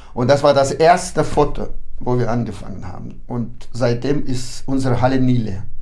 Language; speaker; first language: German; early bilingual, heritage; German